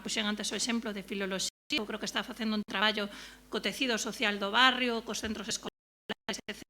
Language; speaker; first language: Galician; native; Galician